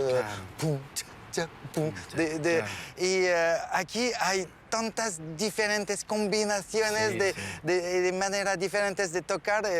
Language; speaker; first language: Spanish; non-native, learner; French